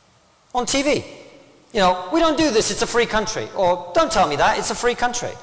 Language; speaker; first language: English; early bilingual, other home language; Russian